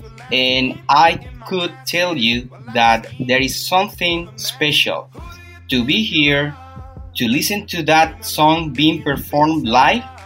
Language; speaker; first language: English; non-native, fluent; Spanish